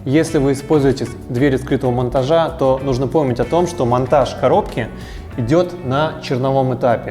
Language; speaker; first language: Russian; native; Russian